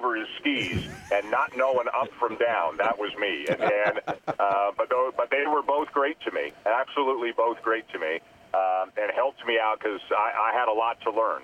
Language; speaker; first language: English; native; English